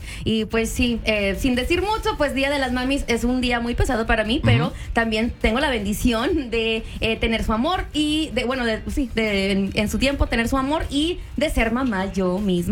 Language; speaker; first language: Spanish; native; Spanish